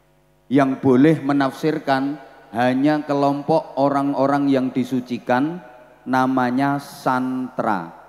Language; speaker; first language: Indonesian; non-native, local second language; Javanese